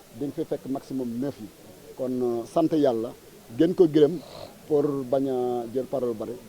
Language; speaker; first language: Wolof; non-native, local second language; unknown